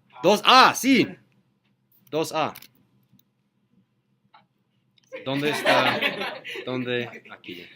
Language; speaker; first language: Spanish; non-native, learner; English